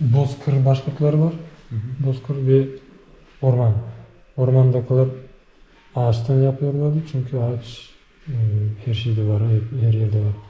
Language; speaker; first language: Turkish; non-native, learner; Bashkir